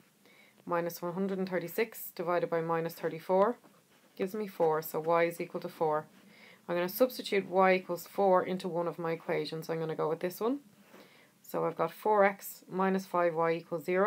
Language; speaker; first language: English; native; English